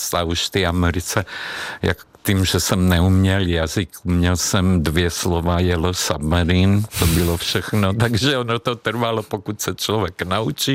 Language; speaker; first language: Czech; non-native, fluent; Hungarian